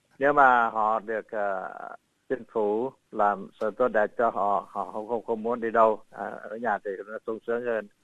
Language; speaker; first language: Vietnamese; early bilingual, heritage; Vietnamese